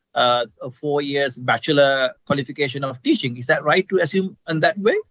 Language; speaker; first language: English; non-native, local second language; Sinhala